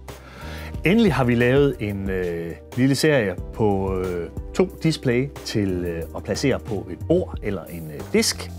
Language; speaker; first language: Danish; native; Danish